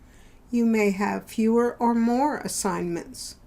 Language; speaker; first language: English; native; English